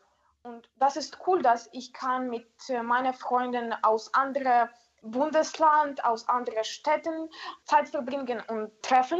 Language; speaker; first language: German; non-native, learner; Ukrainian